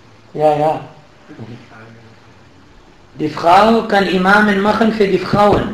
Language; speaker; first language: German; non-native, fluent; Arabic